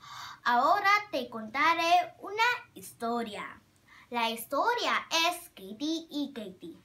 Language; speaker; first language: Spanish; non-native, learner; Vietnamese